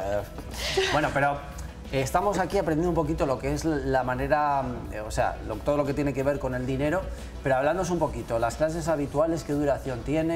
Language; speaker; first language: Spanish; native; Spanish